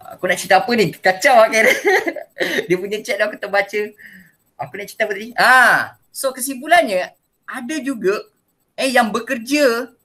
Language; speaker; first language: Malay; native; Malay